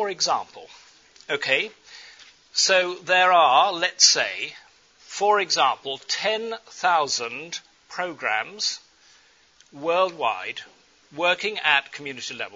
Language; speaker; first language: English; native; English